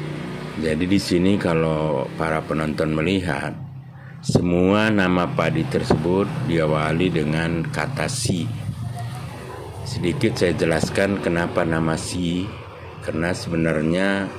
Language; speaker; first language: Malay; non-native, local second language; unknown